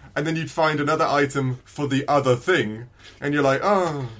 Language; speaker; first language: English; native; English